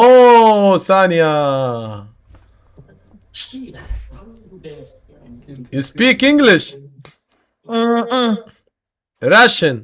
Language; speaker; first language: English; non-native, learner; Arabic